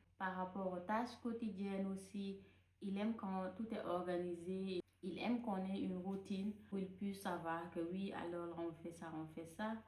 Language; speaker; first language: French; non-native, local second language; Wolof